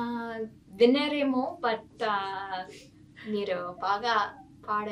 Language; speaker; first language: Telugu; non-native, fluent; English